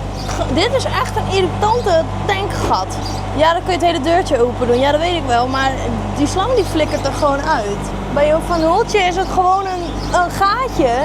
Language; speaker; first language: Dutch; native; Dutch